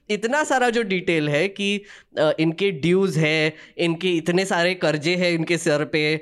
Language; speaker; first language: Hindi; non-native, local second language; Marathi